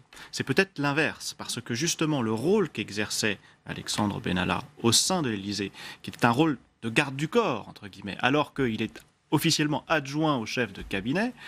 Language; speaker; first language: French; native; French